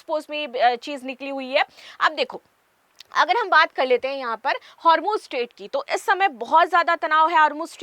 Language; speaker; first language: Hindi; native; Hindi